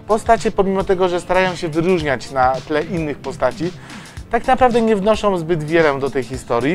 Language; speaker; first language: Polish; native; Polish